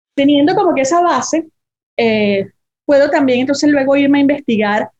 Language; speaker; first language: Spanish; native; Spanish